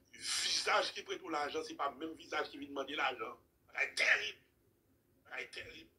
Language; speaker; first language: French; non-native, local second language; Haitian Creole